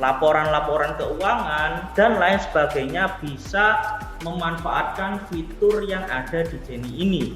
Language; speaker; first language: Indonesian; native; Indonesian